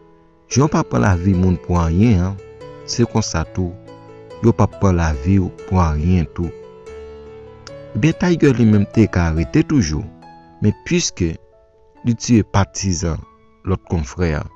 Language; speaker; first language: French; non-native, local second language; Haitian Creole